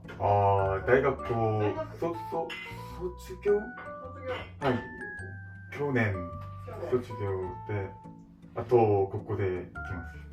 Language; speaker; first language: Japanese; non-native, learner; Korean